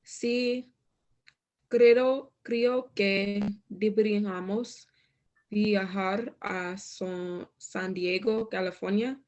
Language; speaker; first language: Spanish; non-native, learner; English